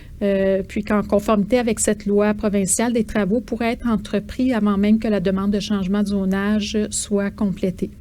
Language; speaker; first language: French; native; French